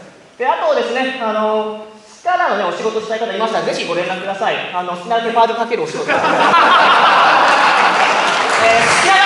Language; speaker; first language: Japanese; native; Japanese